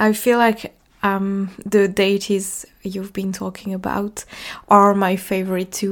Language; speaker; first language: English; non-native, fluent; French